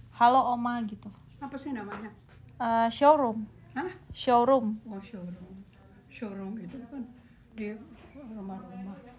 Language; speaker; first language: Indonesian; native; Indonesian